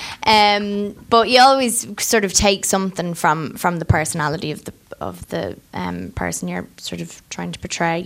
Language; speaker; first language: English; native; English